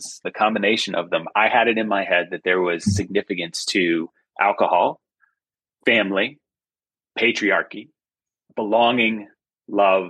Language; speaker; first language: English; native; English